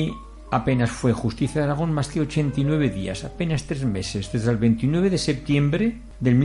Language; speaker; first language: Spanish; native; Spanish